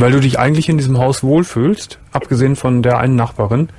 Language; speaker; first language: German; native; German